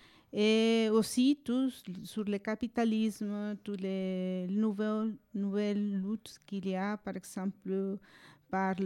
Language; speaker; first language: French; non-native, fluent; Spanish